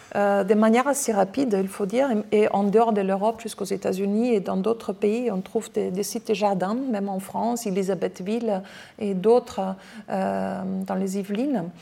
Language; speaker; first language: French; non-native, fluent; German